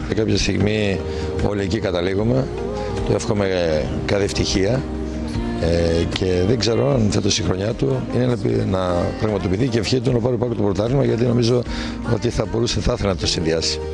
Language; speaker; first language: Greek; native; Greek